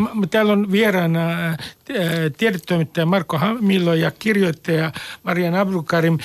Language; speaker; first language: Finnish; native; Finnish